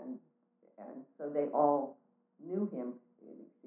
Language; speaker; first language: English; native; English